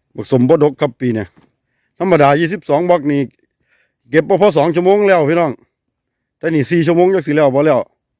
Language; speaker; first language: Thai; native; Thai